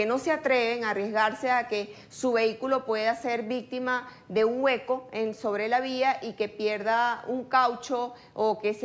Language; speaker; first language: Spanish; native; Spanish